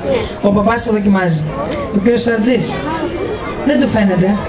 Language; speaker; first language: Greek; native; Greek